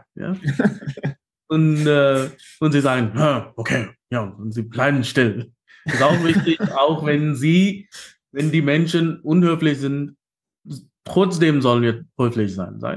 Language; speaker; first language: German; non-native, learner; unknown